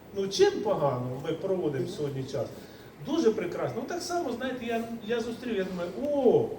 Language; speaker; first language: Ukrainian; native; Ukrainian